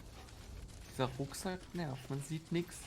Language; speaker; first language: German; native; German